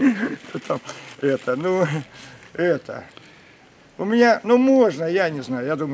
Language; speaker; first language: Russian; native; Russian